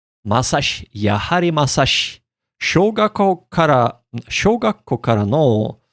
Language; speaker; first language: Japanese; non-native, learner; English